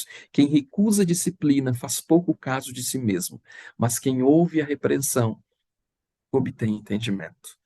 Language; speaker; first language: Portuguese; native; Portuguese